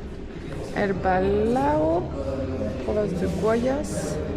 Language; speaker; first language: Spanish; non-native, learner; French